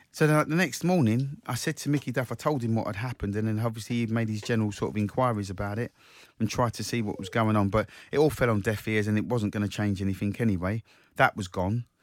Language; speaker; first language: English; native; English